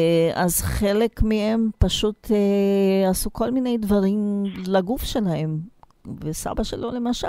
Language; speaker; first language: Hebrew; non-native, fluent; Portuguese